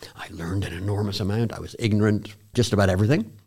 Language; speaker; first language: English; native; English